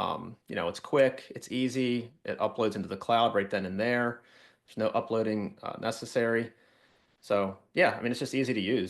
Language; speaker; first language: English; native; English